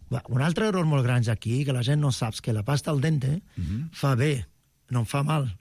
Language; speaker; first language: Catalan; non-native, fluent; Italian